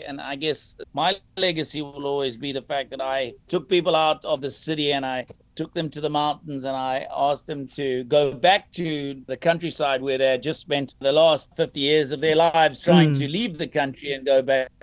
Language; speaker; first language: English; native; English